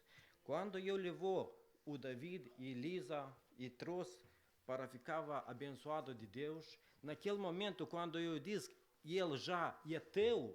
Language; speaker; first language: Portuguese; non-native, learner; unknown